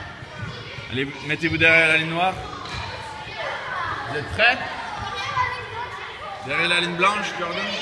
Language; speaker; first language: French; native; French